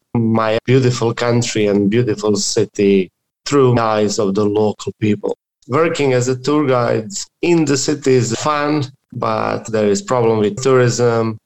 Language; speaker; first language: English; non-native, fluent; Croatian